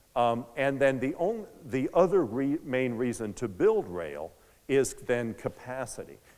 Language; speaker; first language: English; native; English